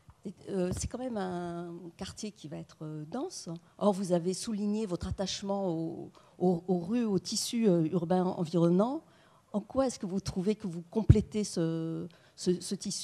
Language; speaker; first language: French; native; French